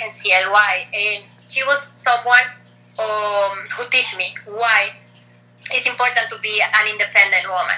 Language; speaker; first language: English; non-native, fluent; Spanish